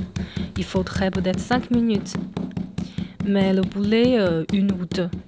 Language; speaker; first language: French; non-native, fluent; Chinese